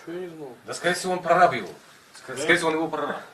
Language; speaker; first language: Russian; native; Russian